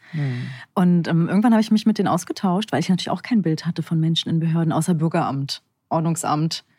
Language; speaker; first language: German; early bilingual, other home language; Turkish